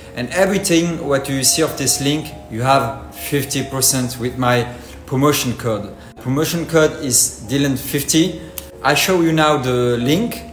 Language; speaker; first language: English; non-native, learner; French